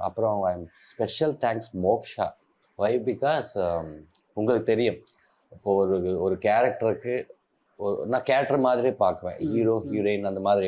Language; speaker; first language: Tamil; non-native, learner; Telugu